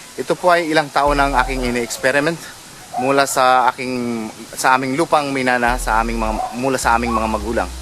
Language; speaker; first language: Filipino; non-native, local second language; Bikol